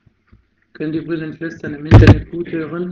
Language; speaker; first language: German; non-native, fluent; Arabic